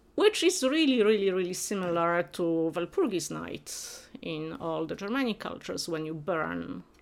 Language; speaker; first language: English; non-native, fluent; Polish